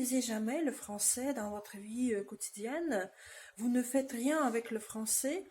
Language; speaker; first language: French; non-native, fluent; Russian